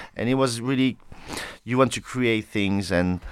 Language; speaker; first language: English; non-native, fluent; French